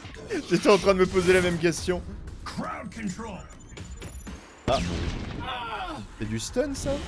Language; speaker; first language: French; native; French